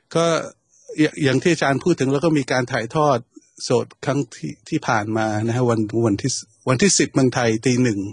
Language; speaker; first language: Thai; native; Thai